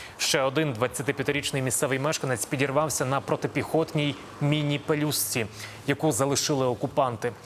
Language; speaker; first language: Ukrainian; native; Ukrainian